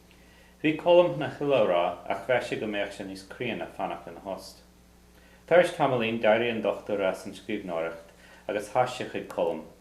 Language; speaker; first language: Irish; non-native, fluent; English